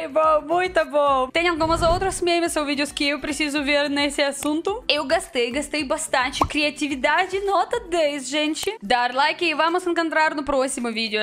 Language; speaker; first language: Portuguese; non-native, learner; Russian